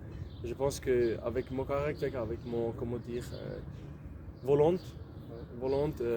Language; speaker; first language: French; non-native, local second language; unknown